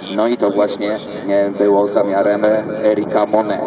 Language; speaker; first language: Polish; native; Polish